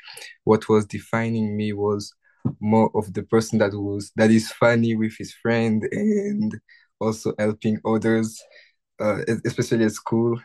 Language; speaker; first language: English; non-native, fluent; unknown